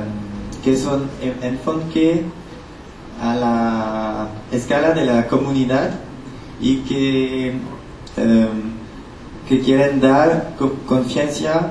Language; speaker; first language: Spanish; non-native, learner; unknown